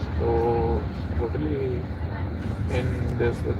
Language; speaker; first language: Hindi; native; Hindi